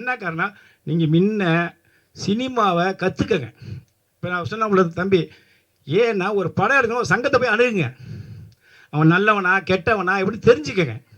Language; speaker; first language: Tamil; native; Tamil